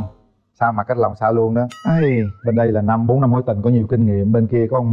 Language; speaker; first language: Vietnamese; native; Vietnamese